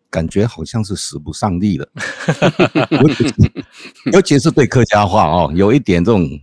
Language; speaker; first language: Chinese; native; Chinese